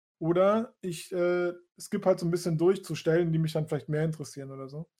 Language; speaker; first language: German; native; German